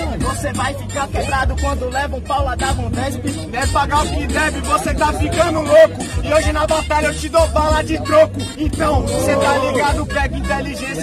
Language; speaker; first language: Portuguese; native; Portuguese